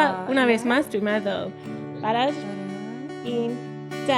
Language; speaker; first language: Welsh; native; Welsh